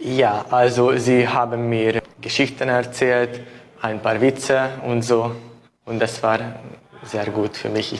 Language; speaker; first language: German; non-native, local second language; Hungarian